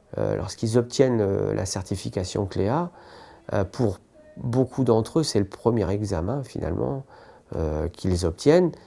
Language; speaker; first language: French; native; French